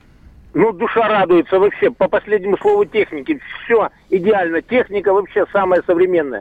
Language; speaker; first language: Russian; native; Russian